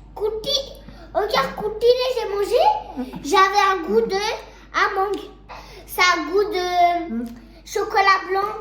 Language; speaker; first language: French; early bilingual, other home language; Tamil